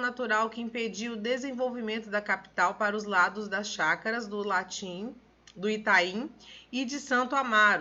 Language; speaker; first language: Portuguese; native; Portuguese